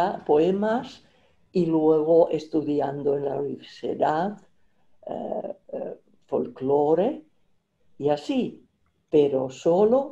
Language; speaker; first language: Spanish; non-native, fluent; Finnish